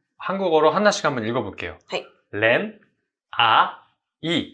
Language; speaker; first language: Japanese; non-native, learner; Korean